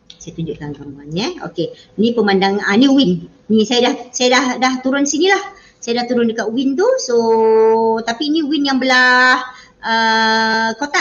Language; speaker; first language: Malay; native; Malay